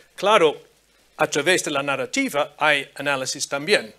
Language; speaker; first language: Spanish; non-native, fluent; English